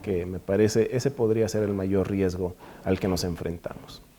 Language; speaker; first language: Spanish; native; Spanish